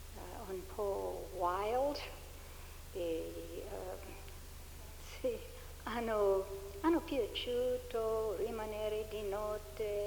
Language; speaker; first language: Italian; non-native, fluent; English